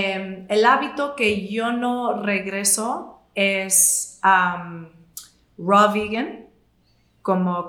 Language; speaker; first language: Spanish; non-native, fluent; English